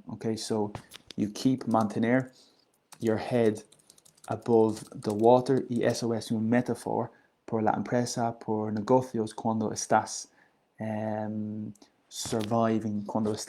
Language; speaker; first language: Spanish; non-native, learner; English